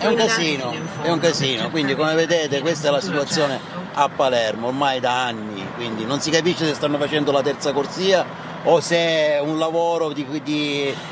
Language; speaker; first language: Italian; native; Italian